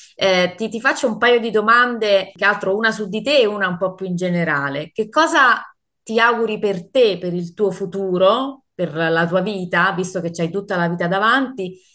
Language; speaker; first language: Italian; native; Italian